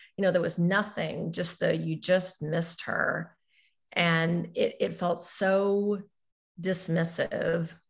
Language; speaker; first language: English; native; English